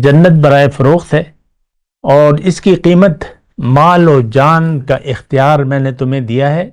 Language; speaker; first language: Urdu; non-native, local second language; Pashto